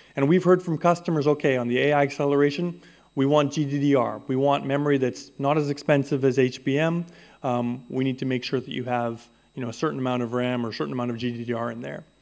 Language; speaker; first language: English; native; English